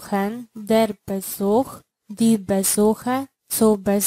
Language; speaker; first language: German; non-native, fluent; Polish